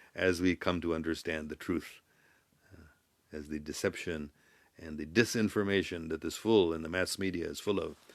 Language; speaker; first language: English; native; English